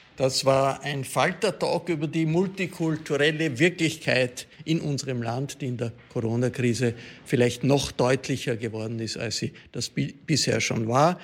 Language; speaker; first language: German; native; German